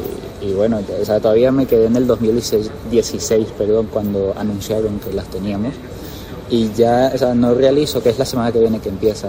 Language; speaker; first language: Spanish; native; Spanish